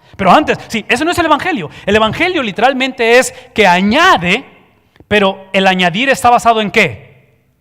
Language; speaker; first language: Spanish; early bilingual, heritage; Spanish